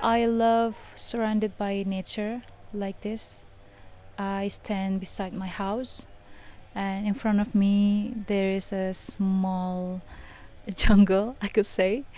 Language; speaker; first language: English; non-native, fluent; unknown